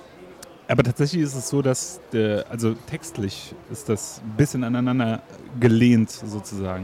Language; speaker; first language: German; native; German